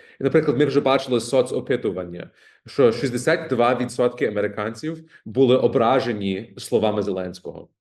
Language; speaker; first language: Ukrainian; early bilingual, heritage; Ukrainian